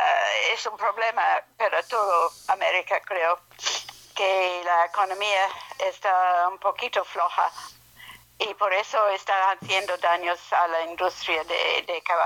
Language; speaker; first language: Spanish; non-native, fluent; English